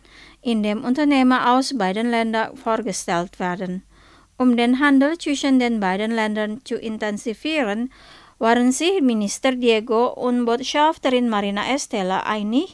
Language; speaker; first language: German; non-native, fluent; Indonesian